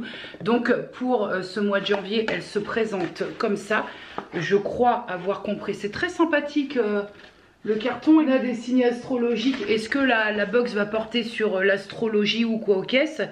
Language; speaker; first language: French; native; French